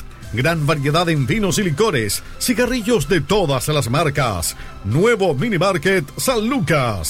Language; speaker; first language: Spanish; native; Spanish